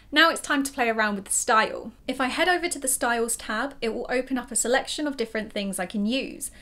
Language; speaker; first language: English; native; English